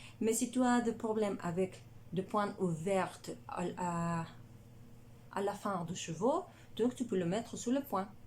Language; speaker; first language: French; non-native, learner; Spanish